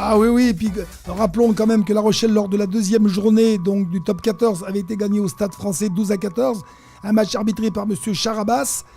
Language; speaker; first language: French; native; French